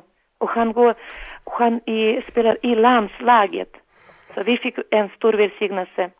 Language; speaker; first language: Swedish; non-native, fluent; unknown